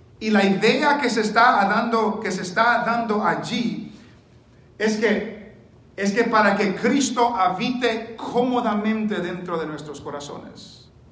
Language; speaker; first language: Spanish; early bilingual, heritage; Spanish